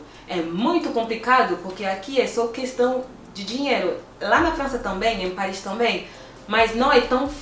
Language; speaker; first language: Portuguese; non-native, fluent; French